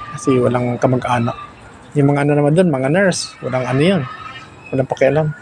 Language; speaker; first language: Filipino; native; Filipino